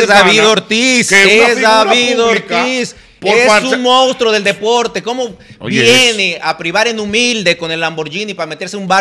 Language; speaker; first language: Spanish; native; Spanish